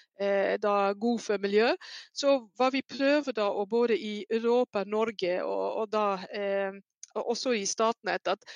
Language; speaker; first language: Norwegian; non-native, fluent; Dutch